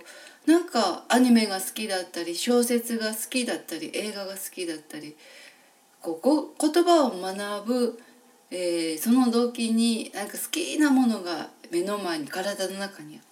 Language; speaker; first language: Japanese; native; Japanese